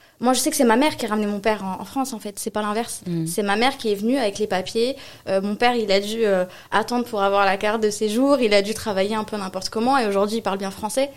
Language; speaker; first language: French; early bilingual, other home language; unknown